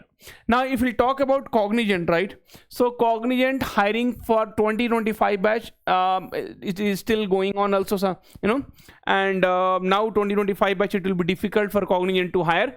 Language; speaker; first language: English; non-native, local second language; Hindi